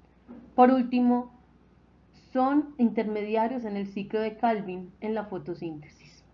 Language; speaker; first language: Spanish; native; Spanish